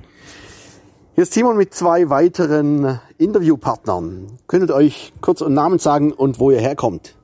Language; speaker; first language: German; native; German